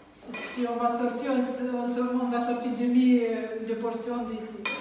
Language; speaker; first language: French; non-native, learner; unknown